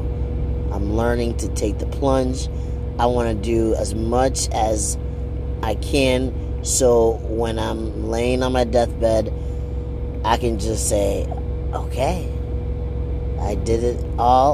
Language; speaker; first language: English; early bilingual, other home language; Kinyarwanda